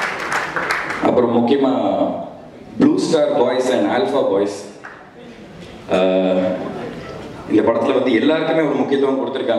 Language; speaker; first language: Tamil; native; Tamil